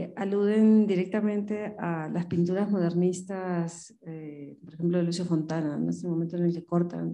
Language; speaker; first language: Spanish; native; Spanish